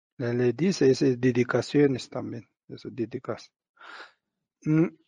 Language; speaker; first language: Spanish; non-native, learner; Tibetan